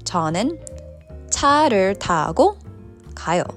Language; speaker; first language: Korean; non-native, fluent; English